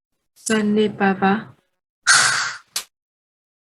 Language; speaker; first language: French; non-native, learner; Vietnamese